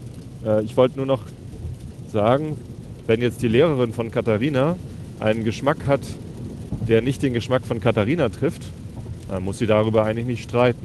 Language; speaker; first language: German; native; German